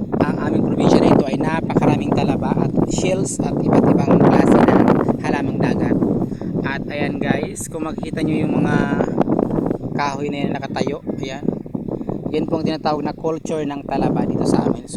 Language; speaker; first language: Filipino; native; Filipino